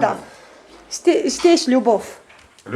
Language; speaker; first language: Russian; non-native, learner; Estonian